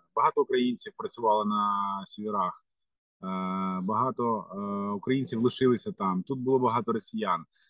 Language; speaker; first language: Ukrainian; non-native, local second language; Russian